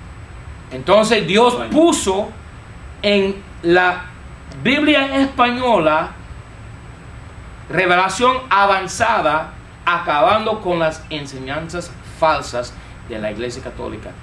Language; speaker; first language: Spanish; non-native, fluent; English